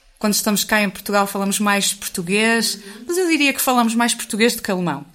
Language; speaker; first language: Portuguese; native; Portuguese